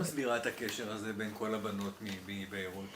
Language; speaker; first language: Hebrew; native; Hebrew